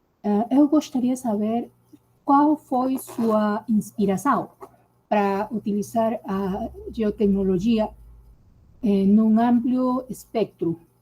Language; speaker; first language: Portuguese; non-native, learner; Spanish